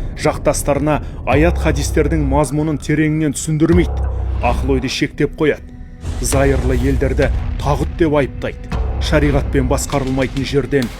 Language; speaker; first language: Kazakh; native; Kazakh